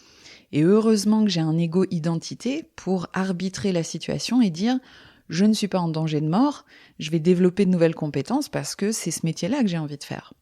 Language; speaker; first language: French; native; French